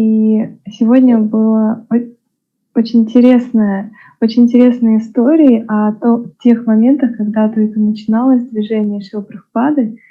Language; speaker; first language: Russian; native; Russian